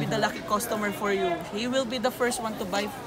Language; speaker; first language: English; non-native, learner; Filipino